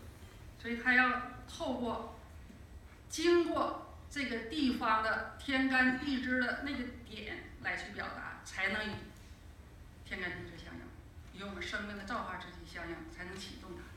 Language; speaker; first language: Chinese; native; Chinese